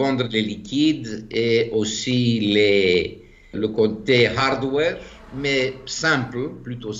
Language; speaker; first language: French; non-native, fluent; Greek